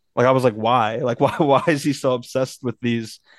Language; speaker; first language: English; native; English